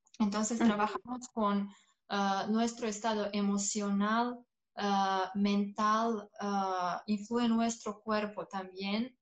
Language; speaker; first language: Spanish; non-native, fluent; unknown